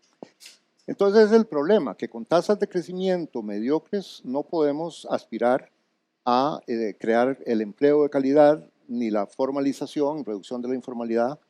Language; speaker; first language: Spanish; native; Spanish